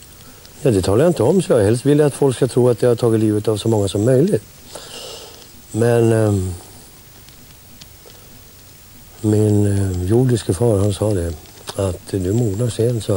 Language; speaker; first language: Swedish; native; Swedish